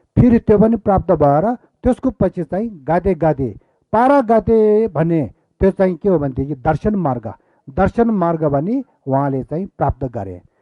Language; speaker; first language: Nepali; non-native, local second language; Eastern Tamang